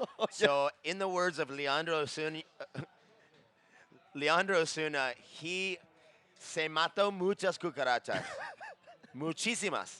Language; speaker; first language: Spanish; non-native, learner; English